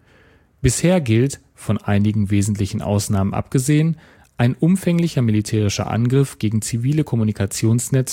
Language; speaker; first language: German; native; German